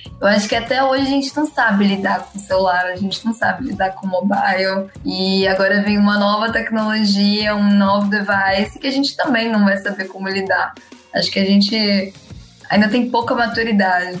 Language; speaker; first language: Portuguese; native; Portuguese